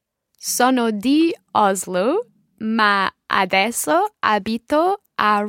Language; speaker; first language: Italian; non-native, learner; English